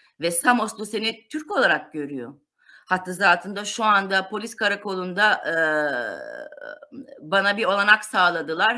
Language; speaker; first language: Turkish; non-native, local second language; Armenian